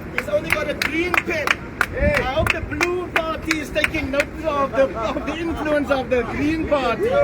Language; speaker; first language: English; non-native, local second language; Afrikaans